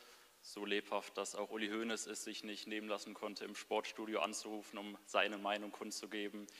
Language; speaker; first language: German; native; German